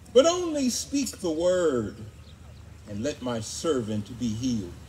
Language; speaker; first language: English; native; English